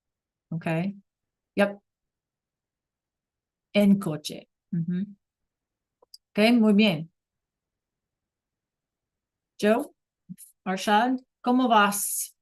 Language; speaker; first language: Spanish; non-native, fluent; English